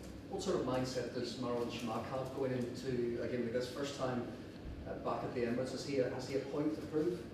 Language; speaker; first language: English; native; English